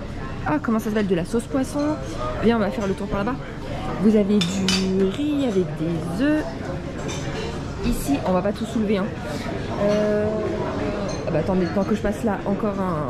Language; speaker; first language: French; native; French